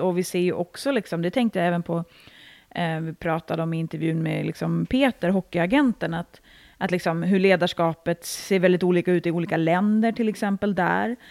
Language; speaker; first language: Swedish; native; Swedish